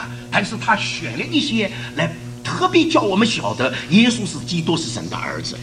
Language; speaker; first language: Chinese; native; Chinese